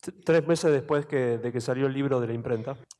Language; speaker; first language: Spanish; native; Spanish